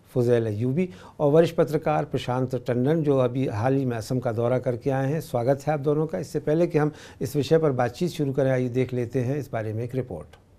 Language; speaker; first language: Hindi; native; Hindi